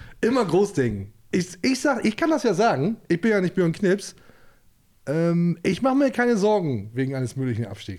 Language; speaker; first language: German; native; German